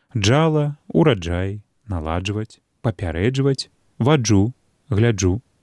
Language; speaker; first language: Belarusian; native; Belarusian